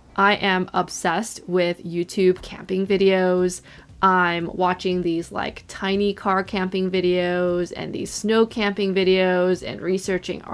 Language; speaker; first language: English; native; English